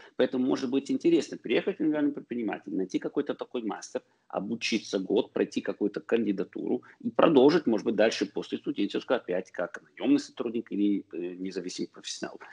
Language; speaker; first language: Russian; early bilingual, heritage; Russian